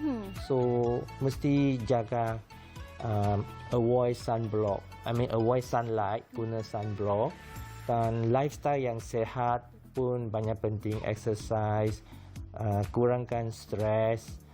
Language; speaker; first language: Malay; non-native, local second language; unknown